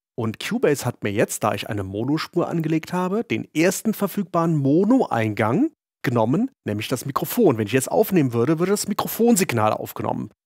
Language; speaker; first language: German; native; German